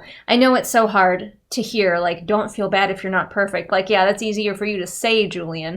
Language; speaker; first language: English; native; English